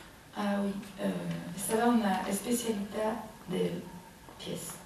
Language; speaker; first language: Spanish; non-native, learner; French